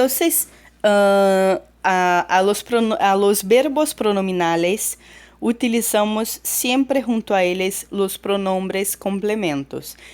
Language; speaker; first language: Spanish; non-native, fluent; Portuguese